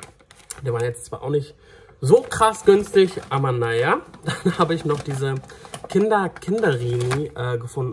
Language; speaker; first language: German; native; German